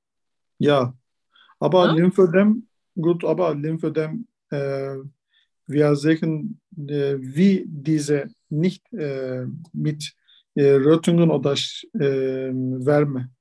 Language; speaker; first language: German; non-native, learner; Turkish